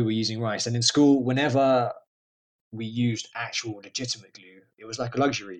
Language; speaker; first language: English; native; English